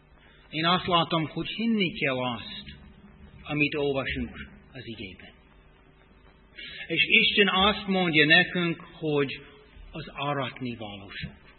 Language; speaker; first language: Hungarian; non-native, fluent; English